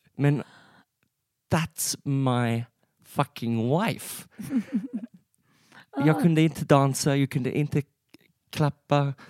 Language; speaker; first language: Swedish; non-native, learner; English